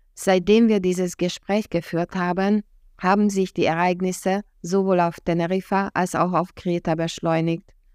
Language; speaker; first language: German; non-native, fluent; Hungarian